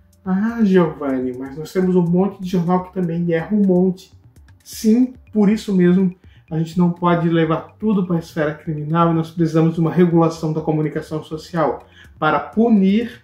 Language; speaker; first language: Portuguese; native; Portuguese